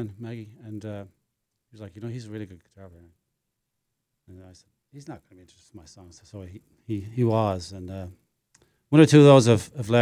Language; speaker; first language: English; native; English